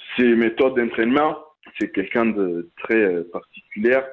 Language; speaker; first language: French; non-native, fluent; Portuguese